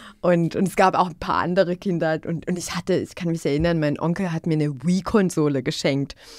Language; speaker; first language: German; non-native, fluent; Bosnian